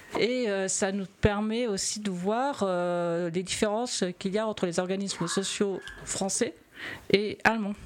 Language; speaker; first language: French; native; French